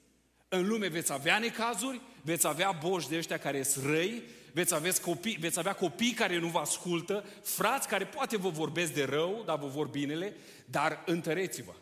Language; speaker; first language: Romanian; native; Romanian